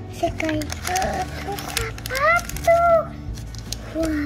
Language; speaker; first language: Spanish; early bilingual, heritage; Spanish